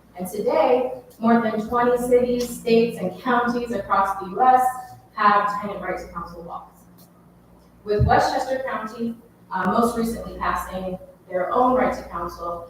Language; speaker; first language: English; native; English